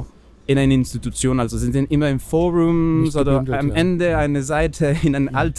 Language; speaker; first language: German; non-native, learner; French